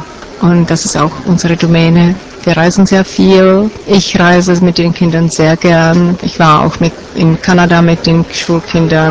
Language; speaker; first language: German; non-native, fluent; Czech